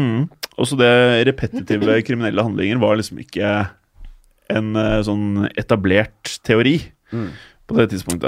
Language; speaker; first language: Norwegian; native; Norwegian